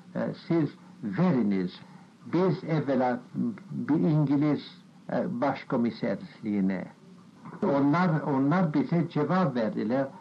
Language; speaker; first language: Turkish; non-native, fluent; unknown